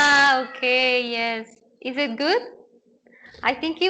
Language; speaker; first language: English; non-native, fluent; Spanish